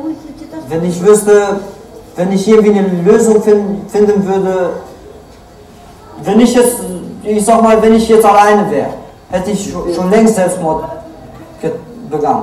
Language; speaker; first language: German; early bilingual, other home language; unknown